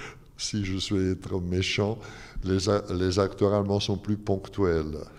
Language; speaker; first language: French; non-native, fluent; German